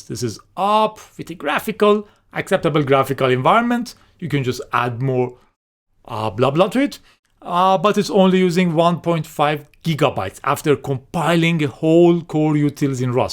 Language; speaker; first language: English; non-native, fluent; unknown